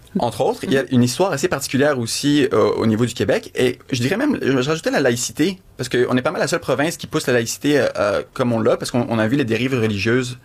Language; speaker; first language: French; early bilingual, other home language; Arabic